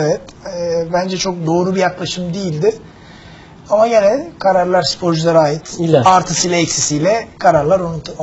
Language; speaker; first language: Turkish; native; Turkish